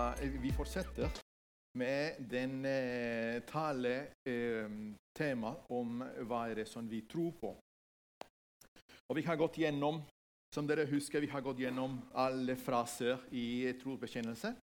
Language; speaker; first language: Norwegian; non-native, fluent; Spanish